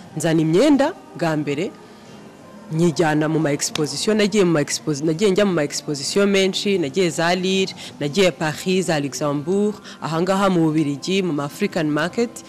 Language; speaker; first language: Kinyarwanda; native; Kinyarwanda